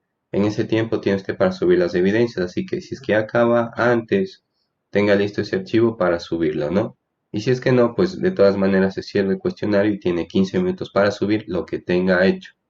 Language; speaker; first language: Spanish; native; Spanish